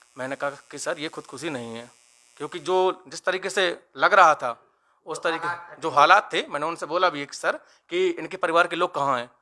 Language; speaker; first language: Hindi; native; Hindi